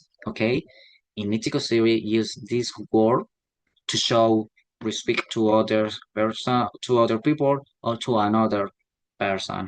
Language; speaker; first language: English; non-native, learner; Spanish